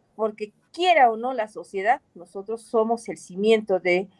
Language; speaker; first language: Spanish; native; Spanish